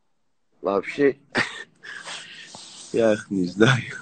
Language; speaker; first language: Russian; non-native, learner; Persian